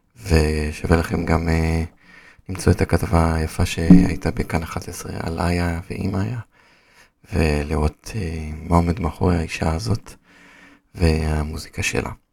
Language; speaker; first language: Hebrew; native; Hebrew